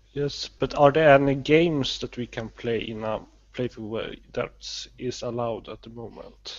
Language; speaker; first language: English; non-native, learner; Swedish